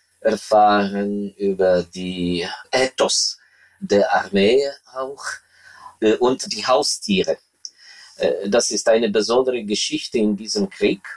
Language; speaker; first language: German; non-native, fluent; Ukrainian